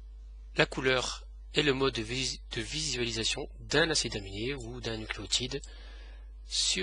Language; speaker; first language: French; native; French